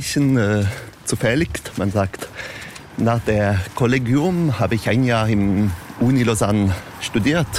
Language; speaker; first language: German; non-native, local second language; French